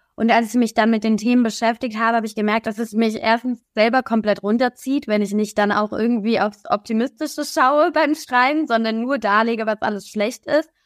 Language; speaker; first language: German; native; German